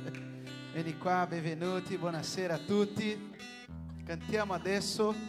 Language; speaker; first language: Italian; non-native, fluent; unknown